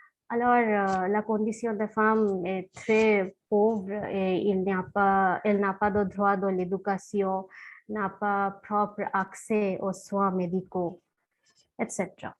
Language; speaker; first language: French; non-native, fluent; Bangla